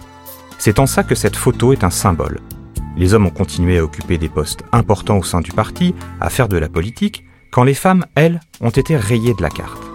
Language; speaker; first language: French; native; French